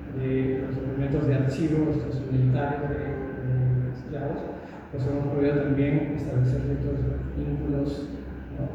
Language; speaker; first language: Spanish; native; Spanish